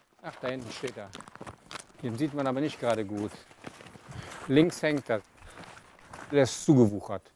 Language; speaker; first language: German; native; German